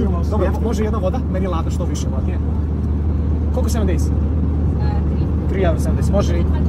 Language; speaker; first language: Croatian; native; Croatian